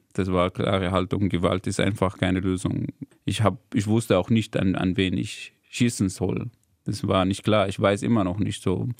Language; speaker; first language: German; non-native, fluent; Arabic